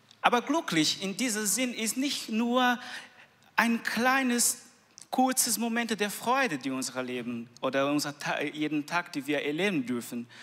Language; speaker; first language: German; non-native, learner; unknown